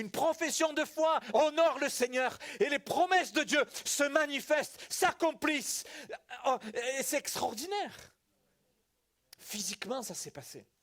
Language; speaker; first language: French; native; French